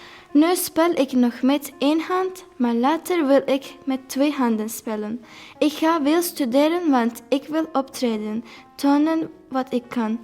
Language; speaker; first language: Dutch; non-native, learner; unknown